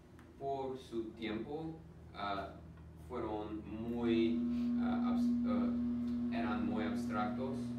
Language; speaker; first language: Spanish; non-native, learner; English